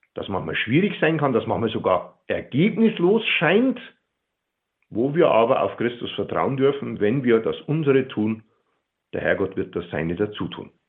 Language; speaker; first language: German; native; German